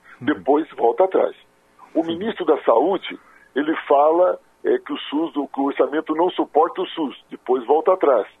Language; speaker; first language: Portuguese; native; Portuguese